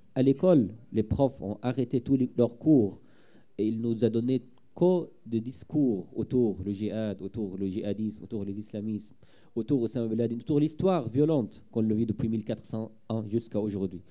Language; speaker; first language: French; non-native, fluent; Arabic